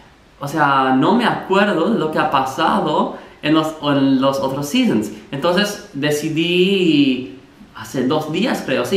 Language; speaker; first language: Spanish; non-native, fluent; English